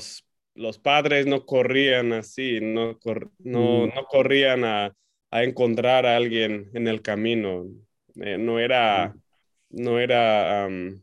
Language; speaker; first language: Spanish; non-native, fluent; English